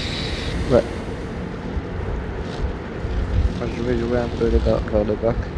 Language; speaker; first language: French; native; French